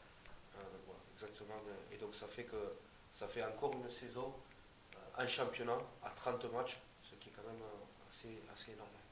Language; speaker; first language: French; native; French